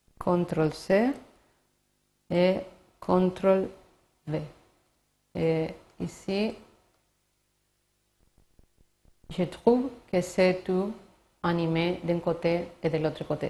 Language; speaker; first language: French; non-native, learner; Spanish